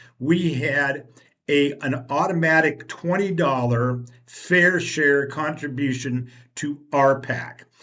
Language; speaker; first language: English; native; English